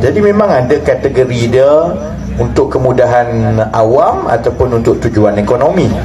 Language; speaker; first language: Malay; native; Malay